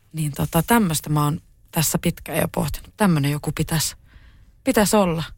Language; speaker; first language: Finnish; native; Finnish